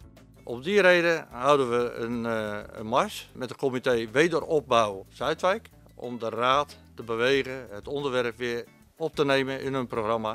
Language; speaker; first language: Dutch; native; Dutch